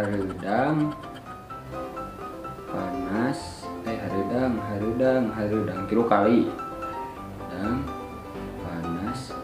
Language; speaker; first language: Indonesian; non-native, local second language; Sundanese